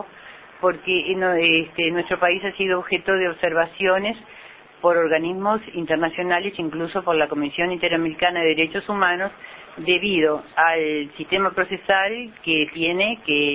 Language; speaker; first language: Spanish; native; Spanish